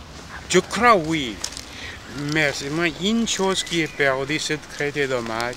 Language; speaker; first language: French; non-native, fluent; Korean